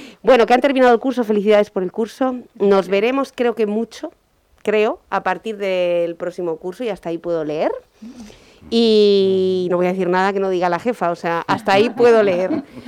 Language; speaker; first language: Spanish; native; Spanish